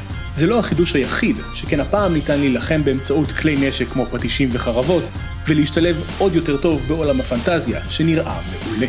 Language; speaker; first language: Hebrew; native; Hebrew